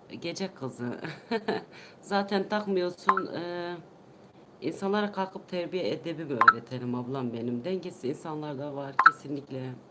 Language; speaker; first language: Turkish; non-native, local second language; Kurdish